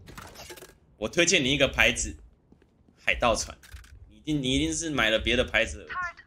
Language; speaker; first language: Chinese; native; Chinese